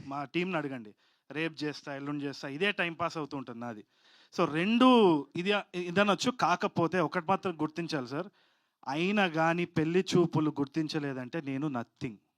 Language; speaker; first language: Telugu; native; Telugu